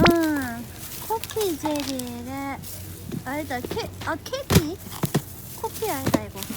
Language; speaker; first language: Korean; non-native, fluent; Japanese